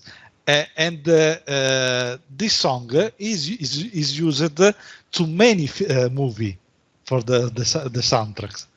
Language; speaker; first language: English; non-native, learner; Italian